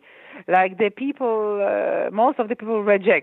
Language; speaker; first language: English; non-native, fluent; Polish